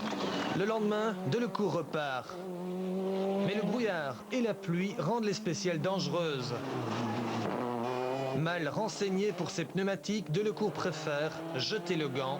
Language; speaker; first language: French; native; French